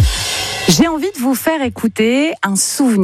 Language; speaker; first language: French; native; French